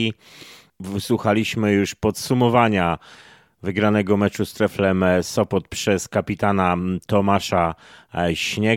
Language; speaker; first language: Polish; native; Polish